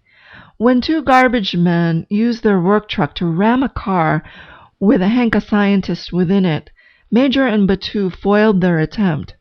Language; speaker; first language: English; native; English